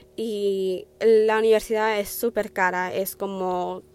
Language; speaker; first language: Spanish; early bilingual, heritage; Spanish